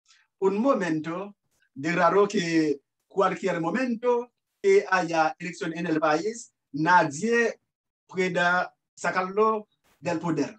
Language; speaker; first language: Spanish; non-native, fluent; Haitian Creole